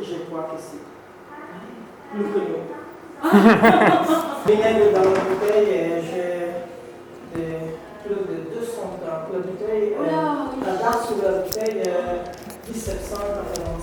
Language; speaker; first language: French; non-native, fluent; Italian